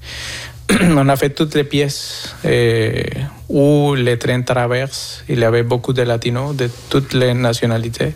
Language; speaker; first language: French; non-native, fluent; Spanish